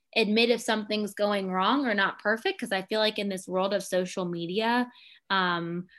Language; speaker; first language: English; native; English